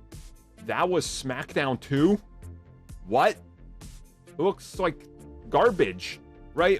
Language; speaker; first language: English; native; English